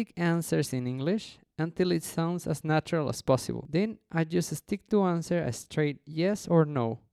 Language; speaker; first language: English; non-native, fluent; Spanish